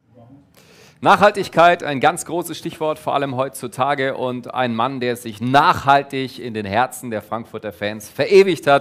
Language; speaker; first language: German; native; German